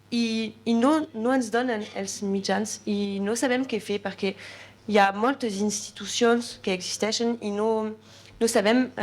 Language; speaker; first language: Catalan; non-native, local second language; French